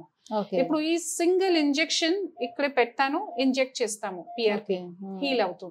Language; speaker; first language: Telugu; non-native, local second language; Hindi